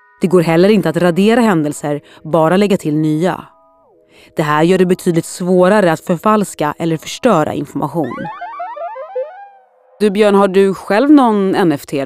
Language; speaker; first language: Swedish; native; Swedish